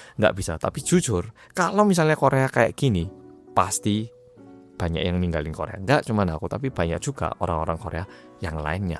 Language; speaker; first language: Indonesian; early bilingual, other home language; Korean